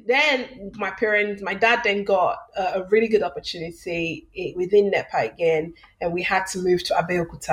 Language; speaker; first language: English; non-native, local second language; Yoruba